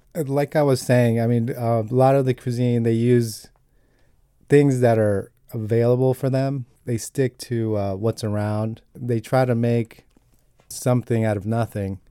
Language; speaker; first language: English; non-native, fluent; Italian